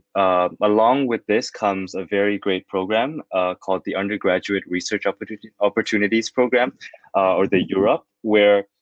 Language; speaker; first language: English; non-native, fluent; Thai